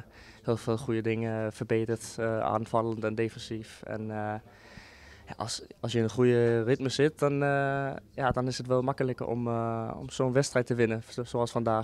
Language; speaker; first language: Dutch; non-native, fluent; Danish